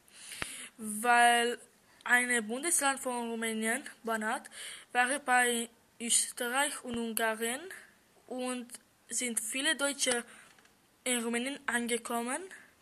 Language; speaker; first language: German; early bilingual, other home language; Romanian